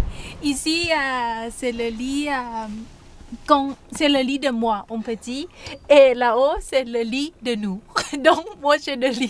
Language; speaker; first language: French; non-native, learner; Thai